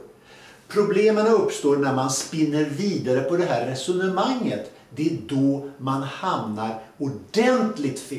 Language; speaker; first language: Swedish; native; Swedish